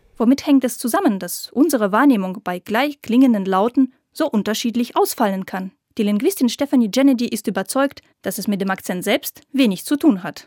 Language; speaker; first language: German; non-native, fluent; Russian